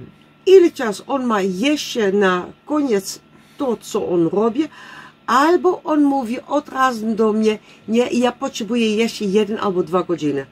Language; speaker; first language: Polish; non-native, learner; Dutch